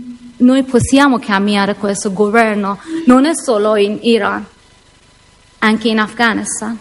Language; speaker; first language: Italian; non-native, learner; Persian